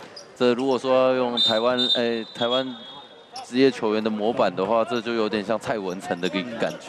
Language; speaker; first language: Chinese; native; Chinese